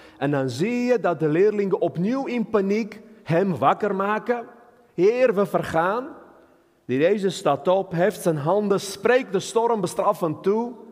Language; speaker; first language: Dutch; non-native, fluent; Armenian